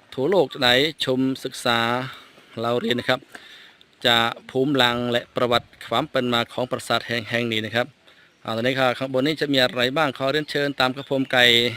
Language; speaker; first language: Thai; non-native, fluent; Khmer